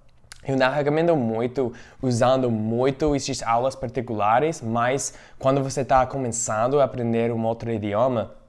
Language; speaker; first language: Portuguese; non-native, fluent; English